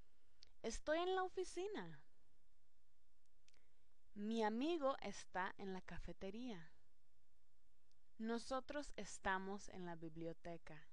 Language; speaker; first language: Spanish; non-native, fluent; English